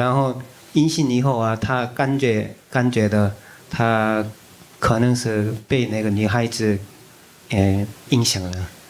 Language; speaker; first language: Chinese; non-native, fluent; Korean